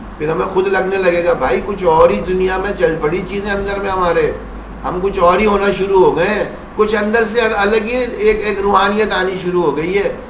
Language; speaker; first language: Urdu; native; Urdu